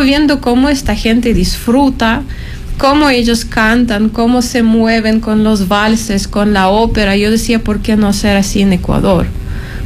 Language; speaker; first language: Spanish; non-native, fluent; Ukrainian